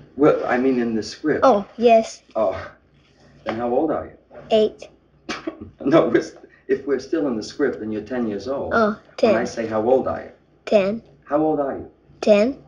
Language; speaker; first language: English; native; English